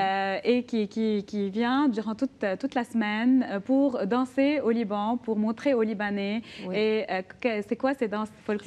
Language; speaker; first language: French; non-native, local second language; Arabic